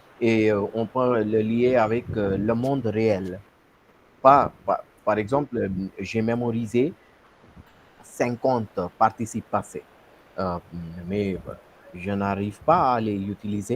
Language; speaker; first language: French; non-native, learner; Hindi